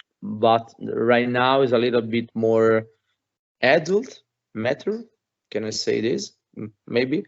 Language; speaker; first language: English; non-native, fluent; Italian